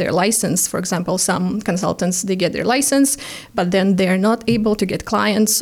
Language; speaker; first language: English; non-native, fluent; Ukrainian